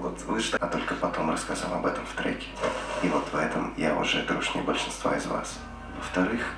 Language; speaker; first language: Russian; native; Russian